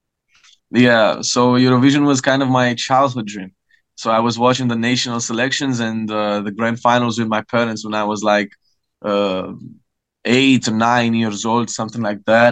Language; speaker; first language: English; non-native, fluent; Romanian